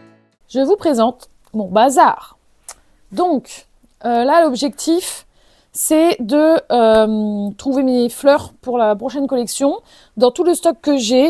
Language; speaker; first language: French; native; French